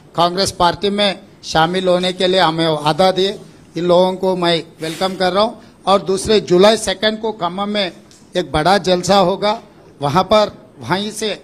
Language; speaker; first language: Hindi; non-native, local second language; Telugu